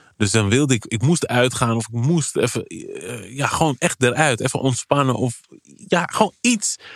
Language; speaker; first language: Dutch; early bilingual, other home language; Kabuverdianu